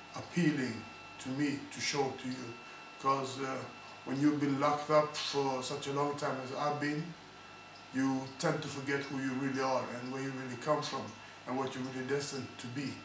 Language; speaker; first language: English; non-native, fluent; Swedish